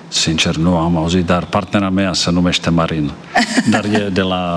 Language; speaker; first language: Romanian; non-native, learner; Czech